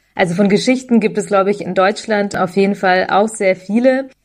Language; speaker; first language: German; early bilingual, other home language; Russian